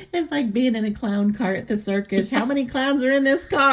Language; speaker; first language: English; native; English